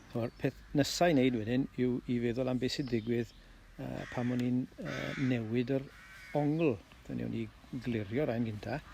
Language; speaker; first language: Welsh; native; Welsh